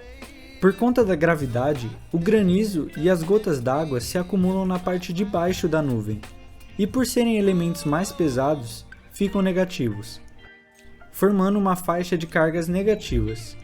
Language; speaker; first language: Portuguese; native; Portuguese